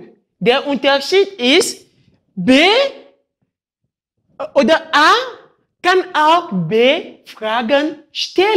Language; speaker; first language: German; non-native, fluent; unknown